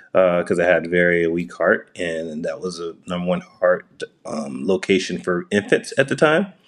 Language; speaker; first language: English; early bilingual, other home language; Japanese